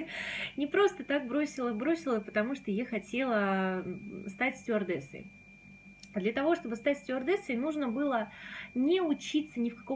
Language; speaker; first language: Russian; native; Russian